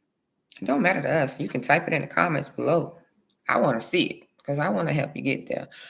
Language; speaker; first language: English; native; English